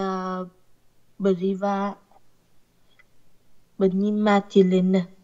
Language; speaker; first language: Russian; non-native, learner; Vietnamese